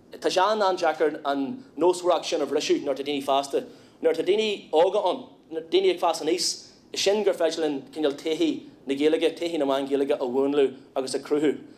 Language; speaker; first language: Irish; non-native, local second language; English